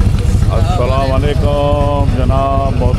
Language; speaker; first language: Arabic; non-native, learner; Urdu